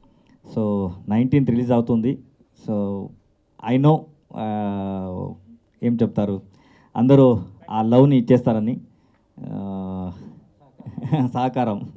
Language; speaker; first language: Telugu; non-native, learner; Kannada